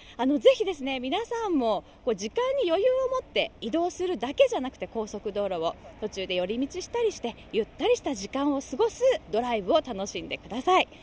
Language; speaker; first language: Japanese; native; Japanese